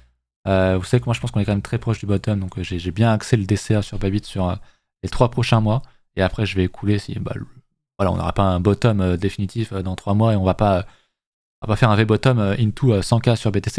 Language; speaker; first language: French; native; French